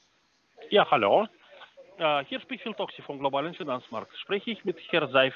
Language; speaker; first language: German; non-native, fluent; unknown